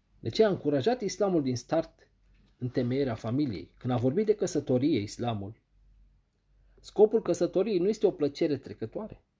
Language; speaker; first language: Romanian; non-native, fluent; Arabic